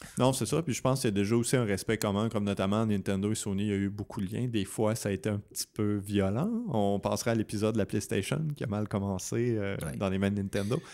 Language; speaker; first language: French; native; French